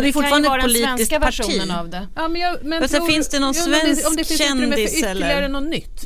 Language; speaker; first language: Swedish; native; Swedish